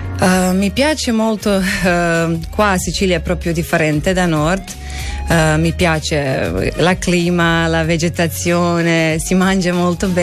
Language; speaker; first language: Italian; non-native, learner; Croatian